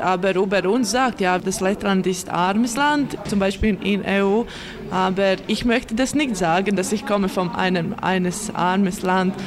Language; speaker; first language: German; non-native, learner; Latvian